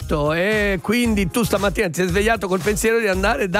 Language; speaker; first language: Italian; native; Italian